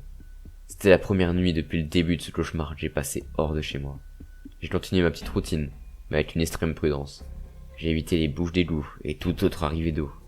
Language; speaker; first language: French; native; French